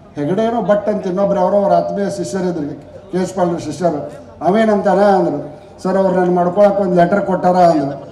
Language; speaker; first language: Kannada; native; Kannada